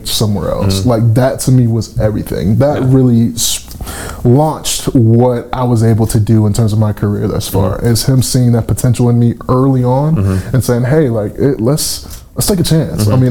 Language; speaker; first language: English; native; English